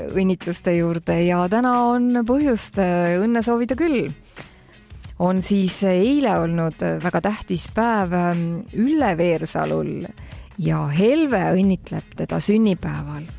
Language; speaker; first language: Estonian; native; Estonian